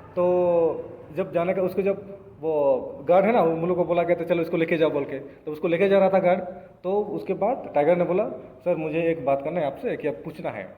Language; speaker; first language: Hindi; non-native, local second language; Bangla